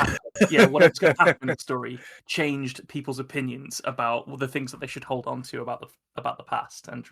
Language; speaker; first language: English; native; English